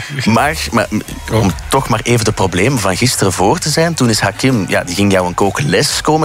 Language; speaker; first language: Dutch; native; Dutch